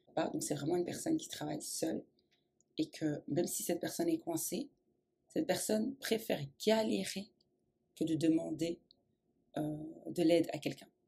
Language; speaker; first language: French; native; French